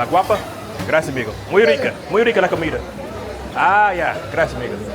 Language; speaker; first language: Spanish; non-native, learner; English